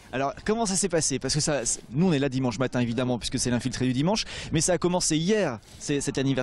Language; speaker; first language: French; native; French